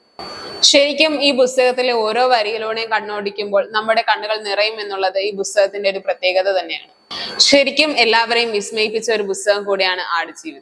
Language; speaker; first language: Malayalam; native; Malayalam